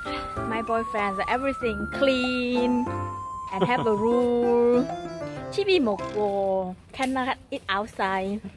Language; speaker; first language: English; non-native, learner; Vietnamese